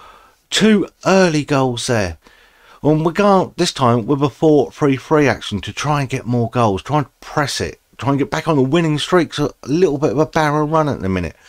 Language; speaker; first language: English; native; English